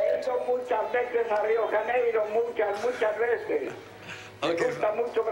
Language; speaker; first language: Portuguese; non-native, learner; Spanish